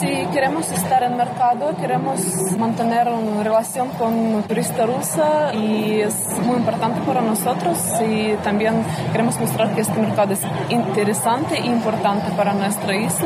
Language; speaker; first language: Spanish; non-native, learner; Russian